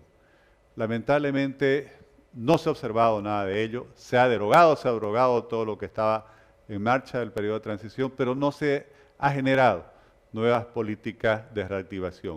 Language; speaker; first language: Spanish; native; Spanish